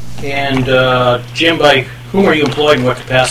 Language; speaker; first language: English; native; English